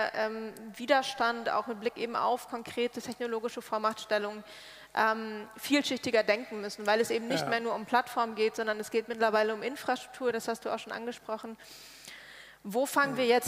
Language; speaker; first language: German; native; German